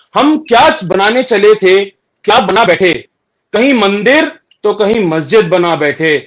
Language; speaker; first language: Hindi; native; Hindi